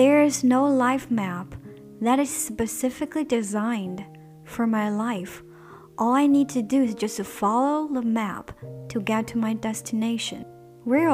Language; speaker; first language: English; non-native, fluent; Chinese